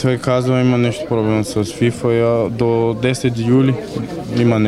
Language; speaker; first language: Bulgarian; non-native, learner; Portuguese